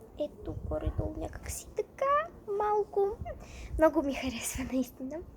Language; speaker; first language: Bulgarian; non-native, fluent; Ukrainian